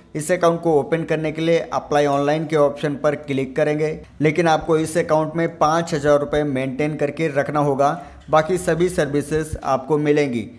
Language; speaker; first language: Hindi; native; Hindi